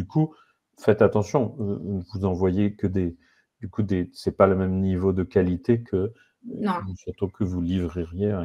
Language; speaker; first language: French; native; French